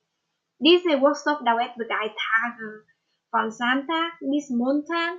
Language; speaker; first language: German; non-native, learner; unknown